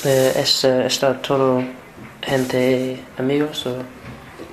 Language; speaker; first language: Spanish; non-native, learner; English